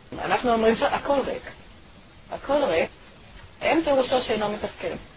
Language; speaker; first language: Hebrew; native; Hebrew